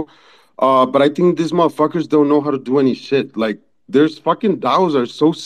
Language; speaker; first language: English; non-native, fluent; Spanish